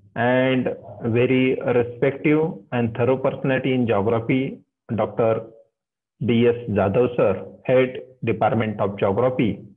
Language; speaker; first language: English; non-native, local second language; Marathi